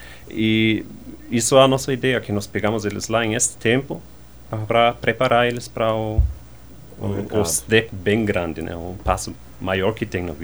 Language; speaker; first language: Portuguese; non-native, fluent; German